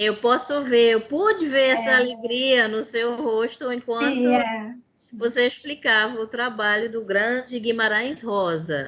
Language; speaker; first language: Portuguese; non-native, fluent; English